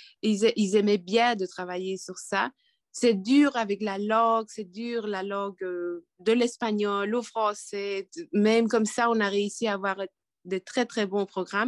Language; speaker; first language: French; non-native, fluent; Quechua